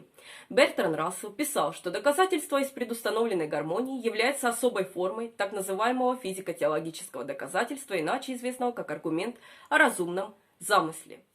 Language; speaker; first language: Russian; native; Russian